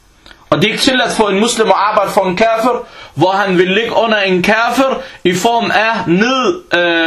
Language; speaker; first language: Danish; early bilingual, other home language; Arabic